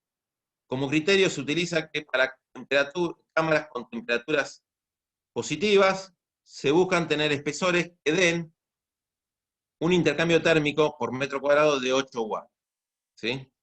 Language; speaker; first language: Spanish; native; Spanish